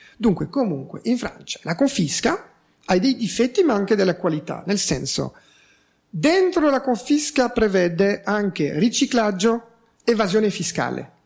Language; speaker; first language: Italian; non-native, fluent; French